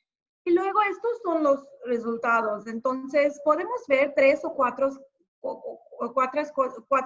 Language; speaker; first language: Spanish; non-native, fluent; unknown